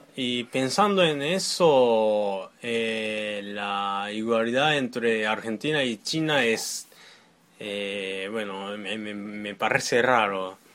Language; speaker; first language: Spanish; non-native, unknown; Japanese